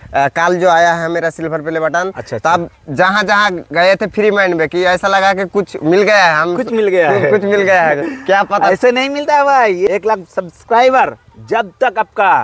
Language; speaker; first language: Hindi; non-native, local second language; Bangla